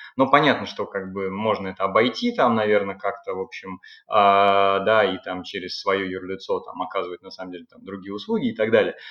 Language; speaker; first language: Russian; native; Russian